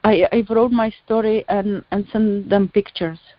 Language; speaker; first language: English; non-native, learner; Czech